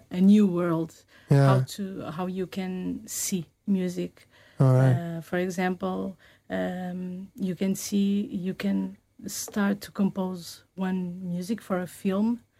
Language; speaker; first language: English; non-native, learner; Portuguese